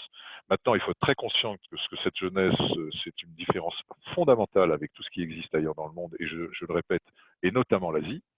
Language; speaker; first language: French; native; French